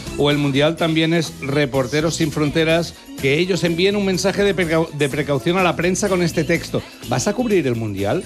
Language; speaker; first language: Spanish; native; Spanish